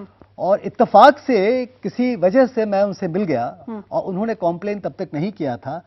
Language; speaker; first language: Hindi; native; Hindi